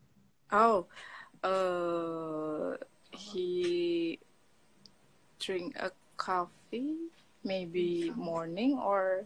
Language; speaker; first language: English; non-native, learner; Indonesian